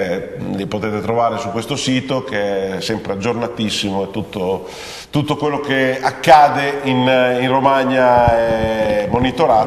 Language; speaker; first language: Italian; native; Italian